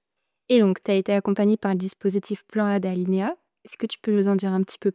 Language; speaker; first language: French; native; French